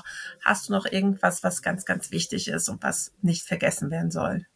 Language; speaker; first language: German; native; German